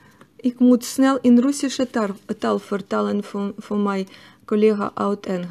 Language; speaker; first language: Dutch; non-native, learner; Russian